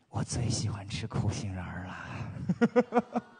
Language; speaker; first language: Chinese; native; Chinese